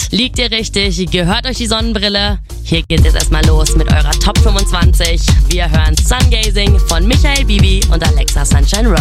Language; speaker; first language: German; native; German